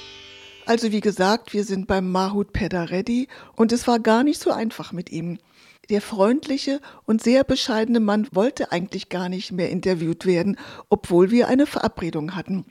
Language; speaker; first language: German; native; German